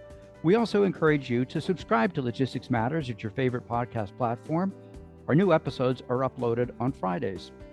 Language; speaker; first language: English; native; English